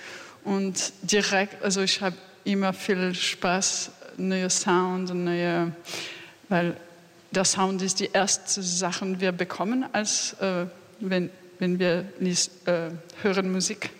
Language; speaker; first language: German; non-native, learner; French